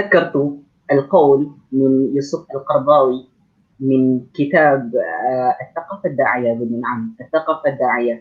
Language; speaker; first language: Arabic; non-native, fluent; Malay